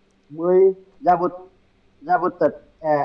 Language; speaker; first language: Russian; non-native, learner; Vietnamese